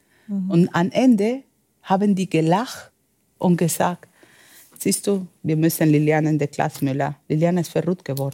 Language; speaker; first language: German; non-native, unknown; Spanish